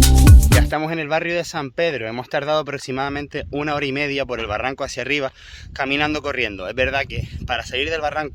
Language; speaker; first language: Spanish; native; Spanish